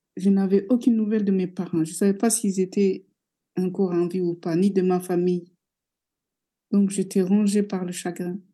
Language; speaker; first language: French; non-native, local second language; Rundi